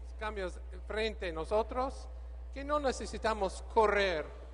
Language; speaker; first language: Spanish; non-native, learner; English